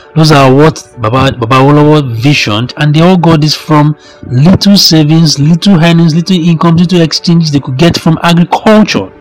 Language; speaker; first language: English; non-native, local second language; Yoruba